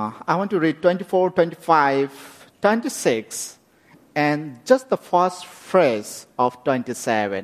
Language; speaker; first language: English; non-native, local second language; Nepali